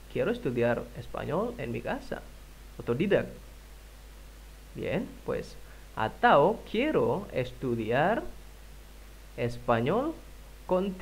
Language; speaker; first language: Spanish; non-native, fluent; Indonesian